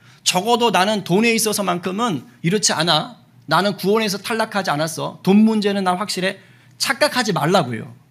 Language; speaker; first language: Korean; native; Korean